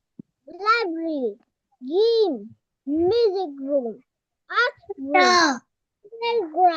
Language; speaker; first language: English; non-native, learner; Vietnamese